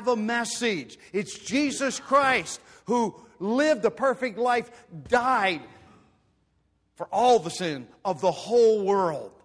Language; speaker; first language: English; native; English